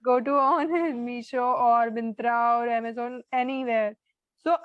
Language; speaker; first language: English; non-native, learner; Hindi